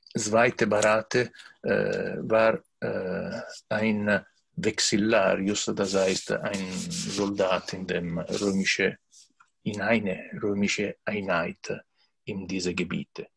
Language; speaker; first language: German; non-native, learner; Italian